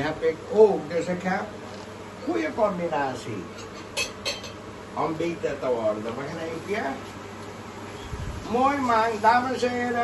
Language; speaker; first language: Dutch; non-native, local second language; Caribbean Hindustani